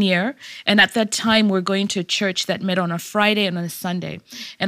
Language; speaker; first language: English; native; English